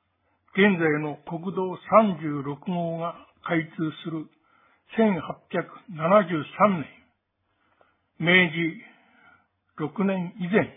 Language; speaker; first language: Japanese; native; Japanese